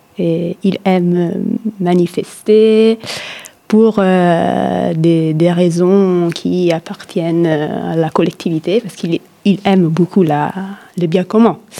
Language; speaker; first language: French; non-native, fluent; Italian